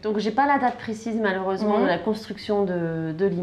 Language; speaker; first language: French; native; French